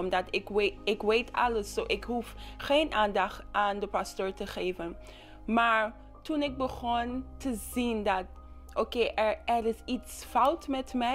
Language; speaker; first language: Dutch; non-native, local second language; English